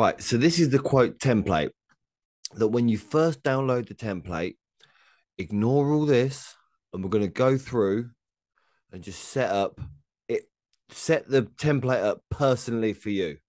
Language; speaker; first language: English; native; English